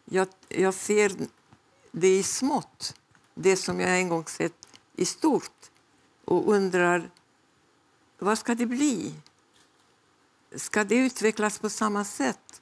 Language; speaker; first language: Swedish; non-native, fluent; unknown